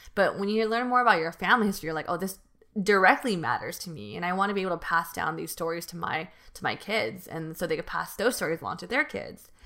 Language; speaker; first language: English; native; English